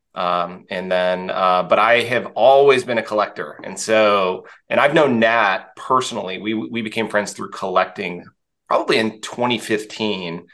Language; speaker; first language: English; native; English